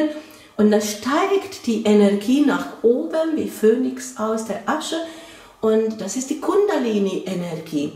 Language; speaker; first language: German; non-native, fluent; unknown